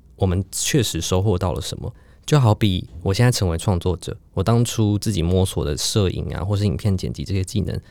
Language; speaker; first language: Chinese; native; Chinese